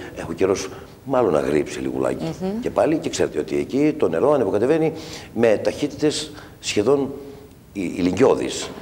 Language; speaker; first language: Greek; native; Greek